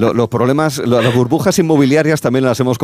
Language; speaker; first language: Spanish; native; Spanish